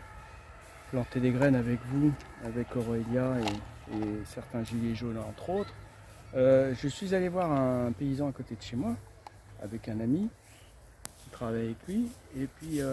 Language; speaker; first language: French; native; French